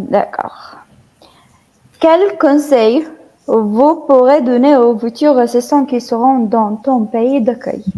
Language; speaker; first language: French; non-native, fluent; Arabic